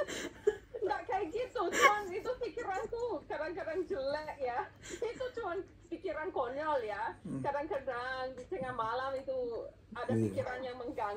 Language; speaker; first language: Indonesian; non-native, fluent; English